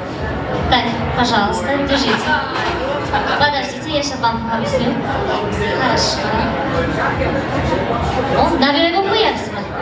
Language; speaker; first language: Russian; non-native, local second language; Uzbek